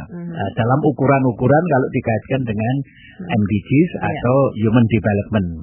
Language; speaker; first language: Indonesian; non-native, local second language; Javanese